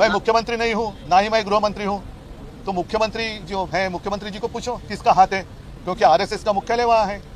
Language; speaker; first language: Hindi; non-native, local second language; Marathi